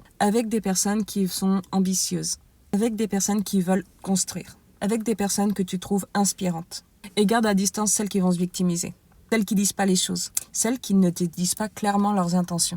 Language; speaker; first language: French; native; French